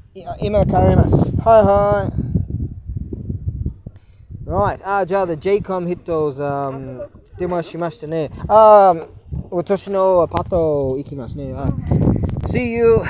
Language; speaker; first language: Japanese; non-native, learner; English